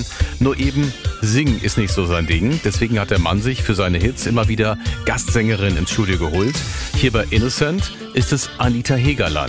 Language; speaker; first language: German; native; German